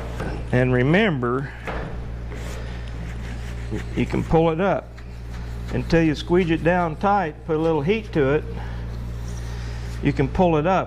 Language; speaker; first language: English; native; English